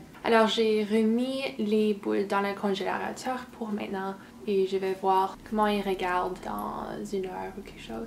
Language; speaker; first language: French; early bilingual, heritage; English